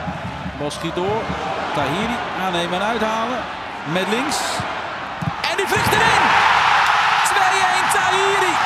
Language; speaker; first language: Dutch; native; Dutch